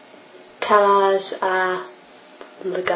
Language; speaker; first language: French; non-native, learner; English